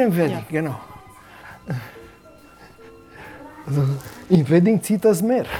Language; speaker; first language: German; non-native, fluent; Romanian